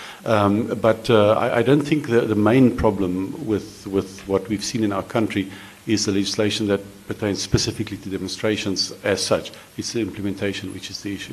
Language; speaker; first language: English; non-native, local second language; Afrikaans